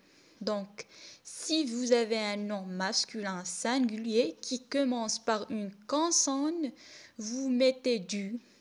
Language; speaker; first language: French; non-native, local second language; Arabic